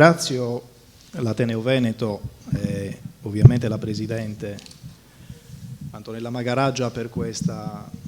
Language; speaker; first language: Italian; native; Italian